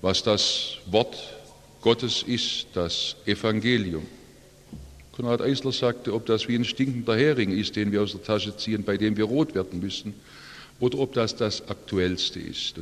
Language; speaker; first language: German; native; German